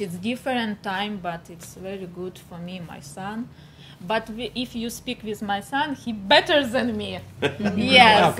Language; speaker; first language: English; non-native, learner; Ukrainian